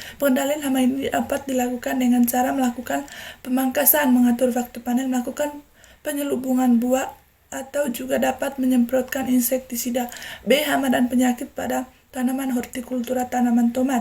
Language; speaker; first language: Indonesian; non-native, learner; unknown